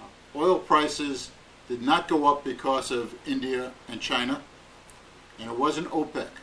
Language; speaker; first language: English; native; English